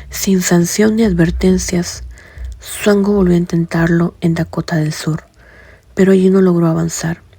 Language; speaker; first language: Spanish; native; Spanish